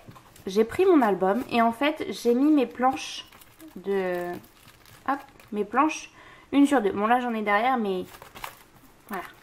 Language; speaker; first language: French; native; French